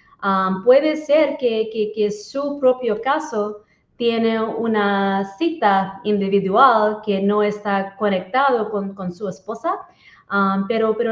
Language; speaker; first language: Spanish; non-native, learner; English